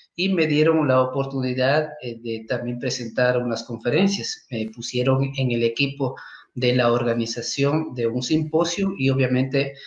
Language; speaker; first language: Spanish; native; Spanish